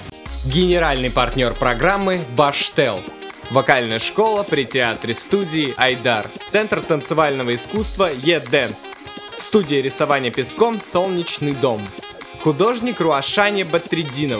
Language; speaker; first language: Russian; native; Russian